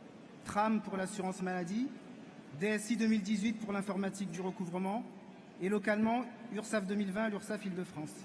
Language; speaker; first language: French; native; French